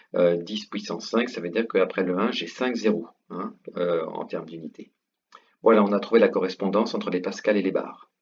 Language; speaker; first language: French; native; French